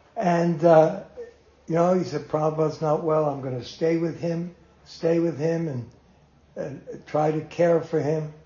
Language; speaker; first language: English; native; English